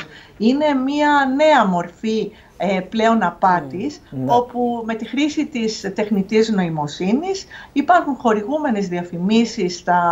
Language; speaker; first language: Greek; native; Greek